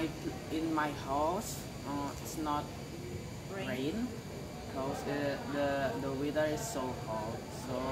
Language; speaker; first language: English; non-native, learner; Indonesian